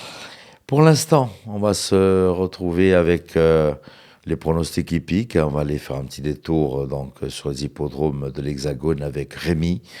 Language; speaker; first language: French; native; French